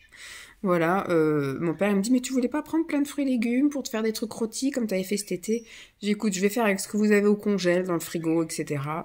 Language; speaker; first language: French; native; French